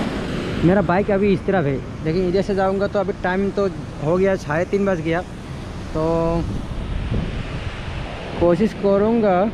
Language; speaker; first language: Hindi; non-native, local second language; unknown